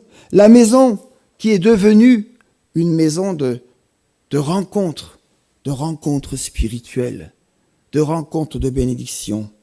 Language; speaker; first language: French; native; French